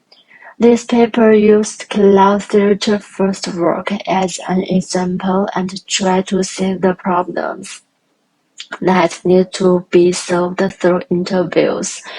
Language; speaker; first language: English; non-native, learner; Chinese